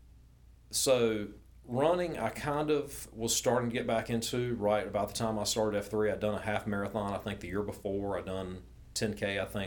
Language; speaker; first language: English; native; English